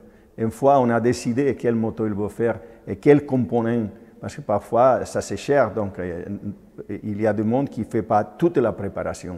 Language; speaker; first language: French; non-native, fluent; Spanish